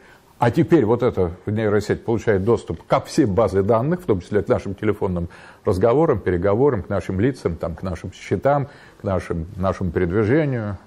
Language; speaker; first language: Russian; native; Russian